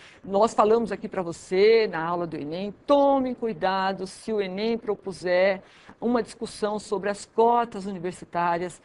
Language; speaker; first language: Portuguese; native; Portuguese